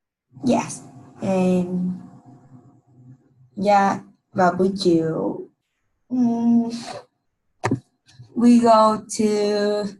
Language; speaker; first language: English; non-native, learner; Vietnamese